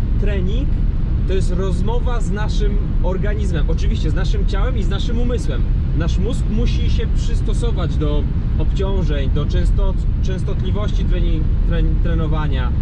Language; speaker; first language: Polish; native; Polish